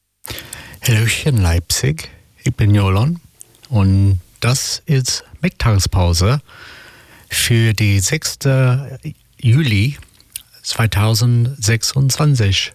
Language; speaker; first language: German; non-native, learner; English